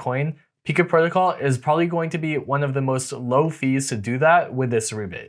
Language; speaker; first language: English; native; English